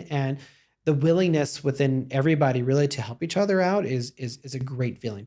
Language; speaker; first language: English; native; English